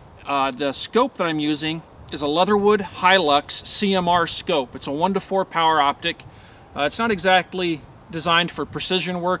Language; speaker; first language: English; native; English